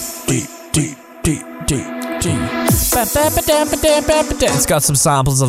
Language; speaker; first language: English; native; English